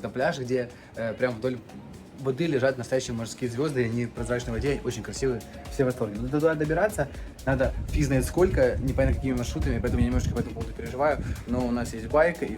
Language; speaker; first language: Russian; native; Russian